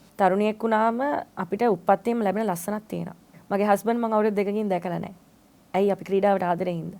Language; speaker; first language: Sinhala; native; Sinhala